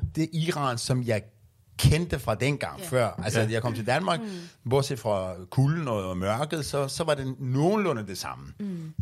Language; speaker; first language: Danish; non-native, fluent; Persian